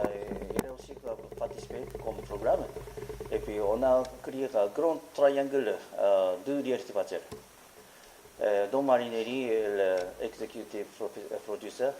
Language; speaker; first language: French; non-native, learner; Japanese